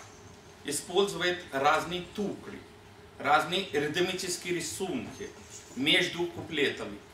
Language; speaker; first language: Russian; non-native, learner; Hindi